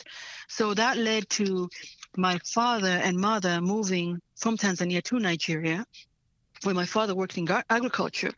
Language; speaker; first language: English; non-native, local second language; Swahili